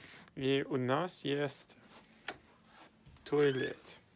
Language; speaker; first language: Russian; non-native, learner; English